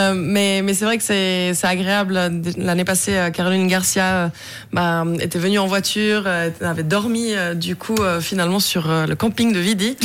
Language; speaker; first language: French; native; French